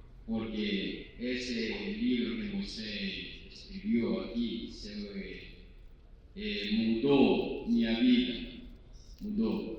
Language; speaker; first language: Portuguese; non-native, learner; Spanish